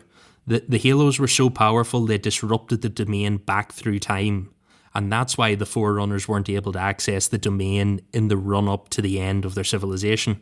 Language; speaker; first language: English; native; English